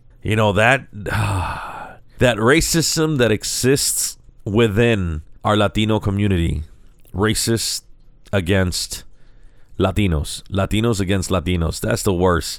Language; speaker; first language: English; early bilingual, other home language; Spanish